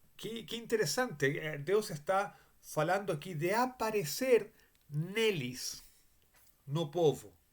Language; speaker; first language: Portuguese; non-native, fluent; Spanish